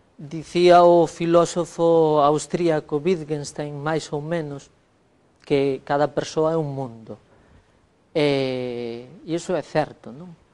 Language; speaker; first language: Galician; native; Galician